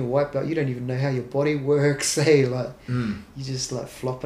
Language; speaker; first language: English; native; English